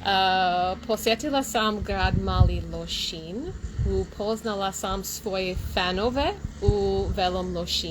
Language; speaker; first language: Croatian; non-native, learner; English